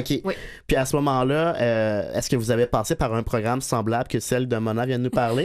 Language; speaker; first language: French; native; French